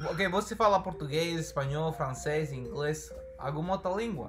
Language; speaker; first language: Portuguese; non-native, fluent; Spanish